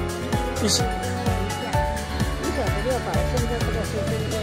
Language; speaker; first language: Chinese; non-native, local second language; Min Nan Chinese